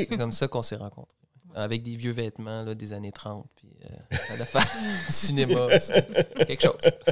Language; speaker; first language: French; native; French